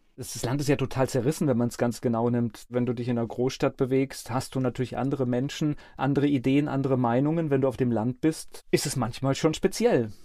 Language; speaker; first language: German; native; German